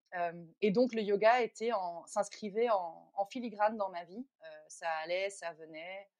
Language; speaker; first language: French; non-native, fluent; Dutch